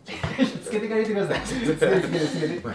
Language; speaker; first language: Japanese; native; Japanese